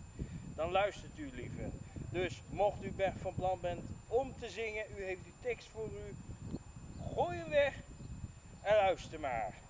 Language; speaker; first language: Dutch; native; Dutch